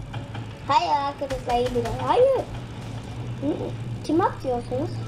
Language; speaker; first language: Turkish; early bilingual, heritage; Turkish